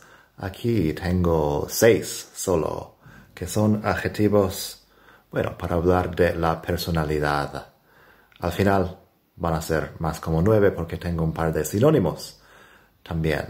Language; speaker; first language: Spanish; non-native, fluent; English